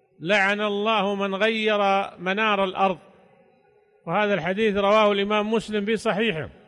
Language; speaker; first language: Arabic; native; Arabic